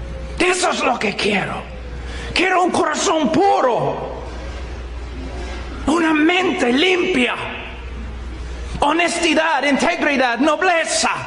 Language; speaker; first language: Spanish; non-native, fluent; English